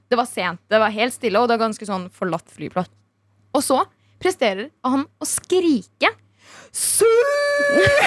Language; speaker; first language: Norwegian; early bilingual, other home language; Turkish